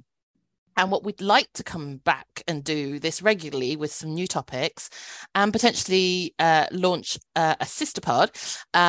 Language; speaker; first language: English; non-native, local second language; Cantonese